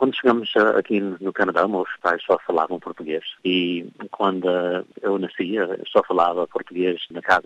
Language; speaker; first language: Portuguese; early bilingual, heritage; Portuguese